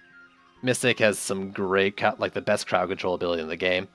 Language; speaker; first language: English; native; English